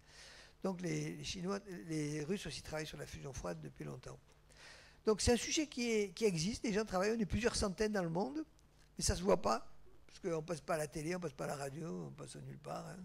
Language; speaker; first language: French; native; French